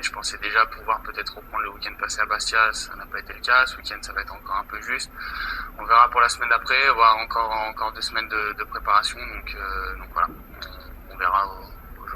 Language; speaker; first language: French; native; French